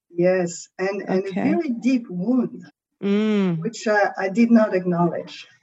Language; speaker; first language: English; non-native, fluent; French